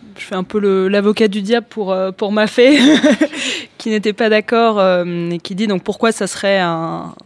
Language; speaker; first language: French; early bilingual, heritage; Greek